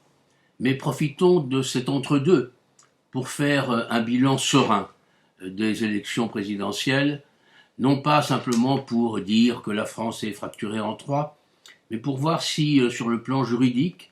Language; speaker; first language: French; native; French